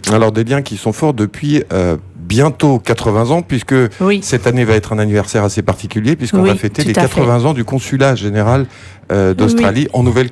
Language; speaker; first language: French; native; French